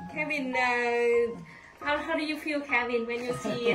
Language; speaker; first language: English; non-native, learner; Vietnamese